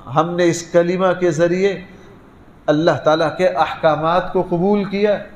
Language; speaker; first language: Urdu; non-native, local second language; Punjabi